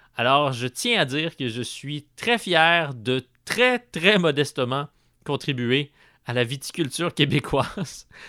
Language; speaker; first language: French; native; French